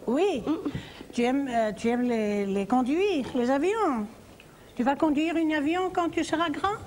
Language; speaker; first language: French; non-native, fluent; Greek